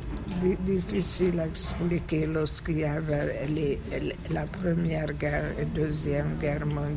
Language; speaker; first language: French; non-native, fluent; Hungarian